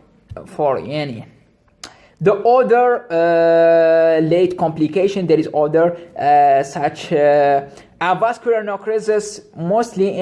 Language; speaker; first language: English; non-native, local second language; Arabic